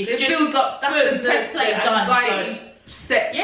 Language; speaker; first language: English; native; English